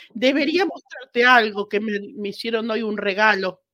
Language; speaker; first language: Spanish; native; Spanish